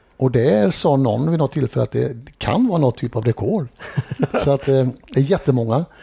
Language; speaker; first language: Swedish; native; Swedish